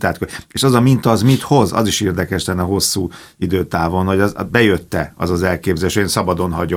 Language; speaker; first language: Hungarian; native; Hungarian